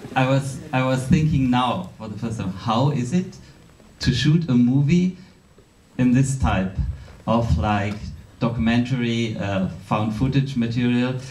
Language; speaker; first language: English; non-native, fluent; German